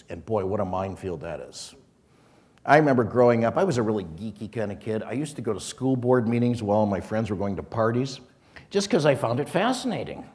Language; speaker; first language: English; native; English